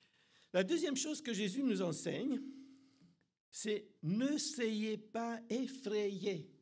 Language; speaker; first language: French; non-native, fluent; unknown